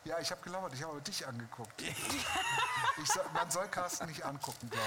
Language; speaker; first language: German; native; German